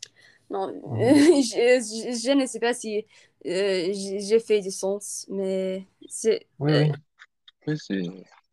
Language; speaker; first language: French; non-native, learner; English